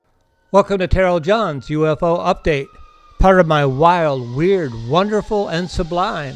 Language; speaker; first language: English; native; English